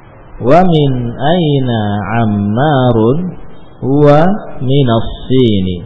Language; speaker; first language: Arabic; non-native, fluent; Indonesian